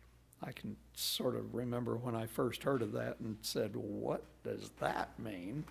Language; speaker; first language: English; native; English